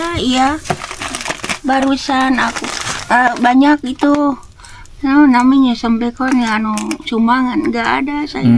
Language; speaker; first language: Indonesian; non-native, local second language; Sundanese